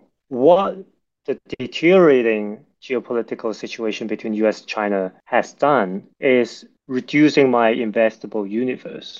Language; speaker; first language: English; non-native, local second language; Cantonese